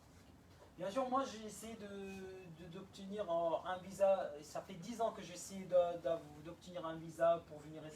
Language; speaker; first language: French; non-native, fluent; Arabic